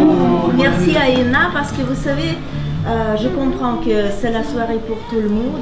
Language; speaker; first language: French; non-native, fluent; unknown